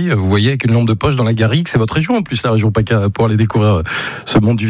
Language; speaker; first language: French; native; French